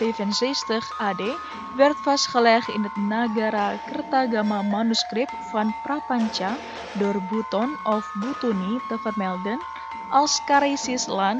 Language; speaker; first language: Dutch; non-native, fluent; Indonesian